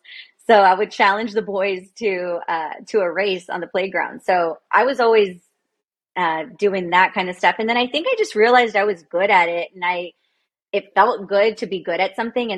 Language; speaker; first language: English; native; English